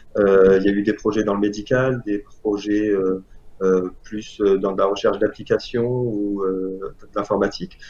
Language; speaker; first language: French; non-native, local second language; Arabic